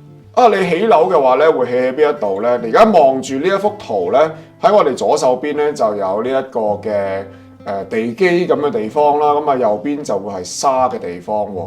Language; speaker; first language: Cantonese; native; Cantonese